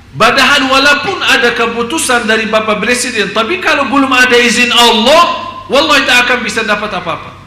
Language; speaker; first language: Indonesian; non-native, fluent; Arabic